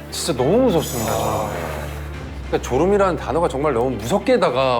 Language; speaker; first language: Korean; native; Korean